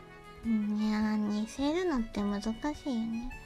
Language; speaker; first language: Japanese; native; Japanese